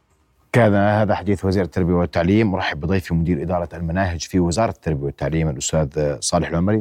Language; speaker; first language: Arabic; native; Arabic